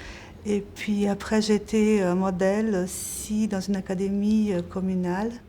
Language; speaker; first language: French; non-native, fluent; Portuguese